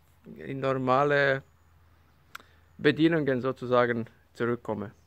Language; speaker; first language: German; non-native, learner; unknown